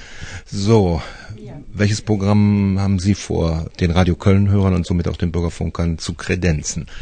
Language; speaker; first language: German; native; German